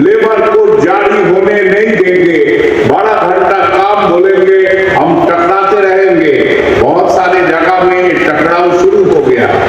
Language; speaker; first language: Hindi; non-native, local second language; Bangla